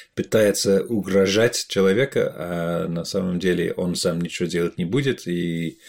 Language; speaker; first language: Russian; non-native, fluent; English